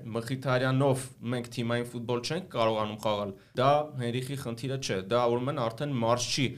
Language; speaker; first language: Armenian; native; Armenian